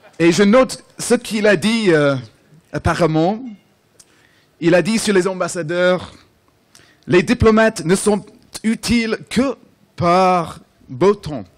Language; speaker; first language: French; non-native, fluent; English